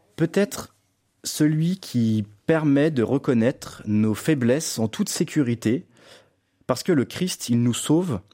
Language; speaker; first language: French; native; French